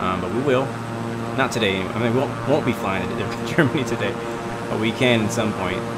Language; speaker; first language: English; native; English